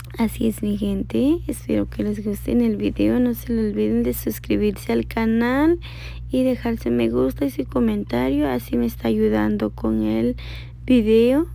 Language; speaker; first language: Spanish; native; Spanish